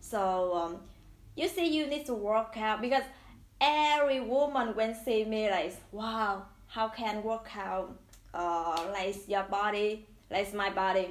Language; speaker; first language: English; non-native, learner; Vietnamese